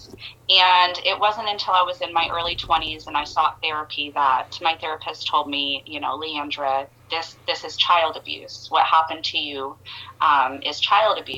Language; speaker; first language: English; native; English